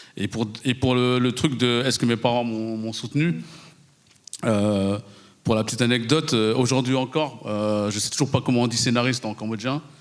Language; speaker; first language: French; early bilingual, other home language; Khmer